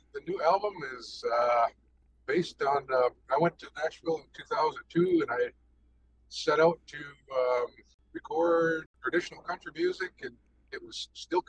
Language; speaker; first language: English; native; English